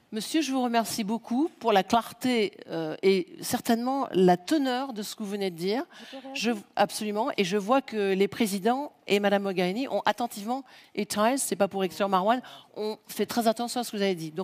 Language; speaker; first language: French; early bilingual, heritage; French